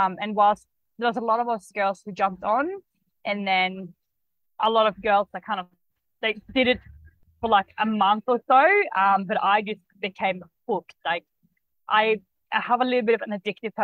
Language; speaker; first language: English; non-native, fluent; Swedish